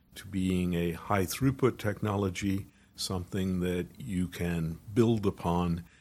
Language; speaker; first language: English; native; English